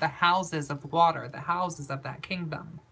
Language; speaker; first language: English; native; English